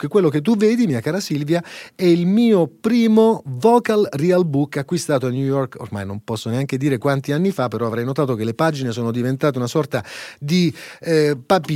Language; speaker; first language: Italian; native; Italian